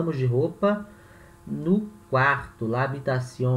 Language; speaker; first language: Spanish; non-native, fluent; Portuguese